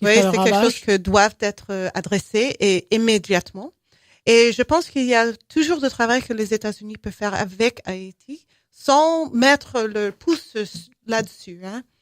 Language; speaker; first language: French; non-native, fluent; English